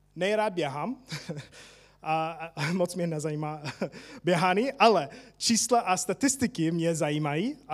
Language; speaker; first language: Czech; non-native, fluent; English